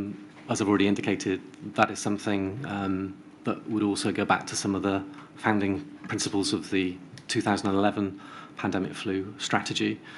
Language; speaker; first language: English; native; English